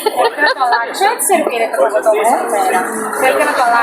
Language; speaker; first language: Greek; native; Greek